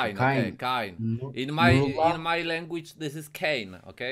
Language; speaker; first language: English; non-native, learner; Polish